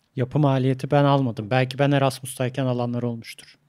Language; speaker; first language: Turkish; native; Turkish